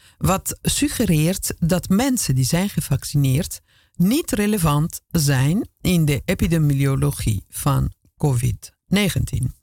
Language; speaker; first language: Dutch; non-native, fluent; Italian